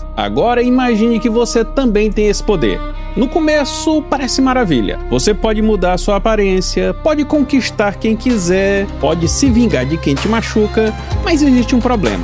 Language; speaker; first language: Portuguese; native; Portuguese